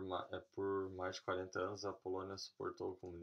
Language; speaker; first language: Portuguese; native; Portuguese